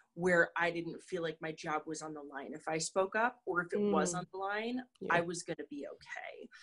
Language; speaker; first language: English; native; English